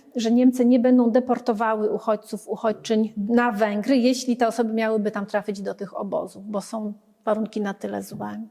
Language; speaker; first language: Polish; early bilingual, other home language; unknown